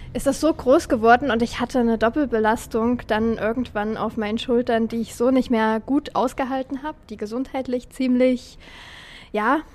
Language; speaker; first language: German; native; German